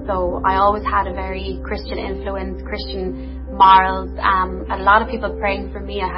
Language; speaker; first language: English; native; English